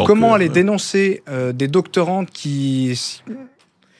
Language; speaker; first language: French; native; French